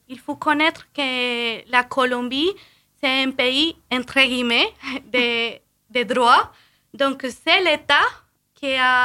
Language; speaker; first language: French; non-native, fluent; Spanish